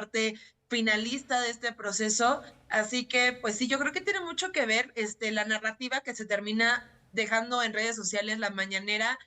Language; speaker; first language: Spanish; native; Spanish